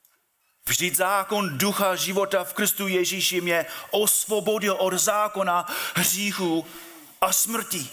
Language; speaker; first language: Czech; non-native, fluent; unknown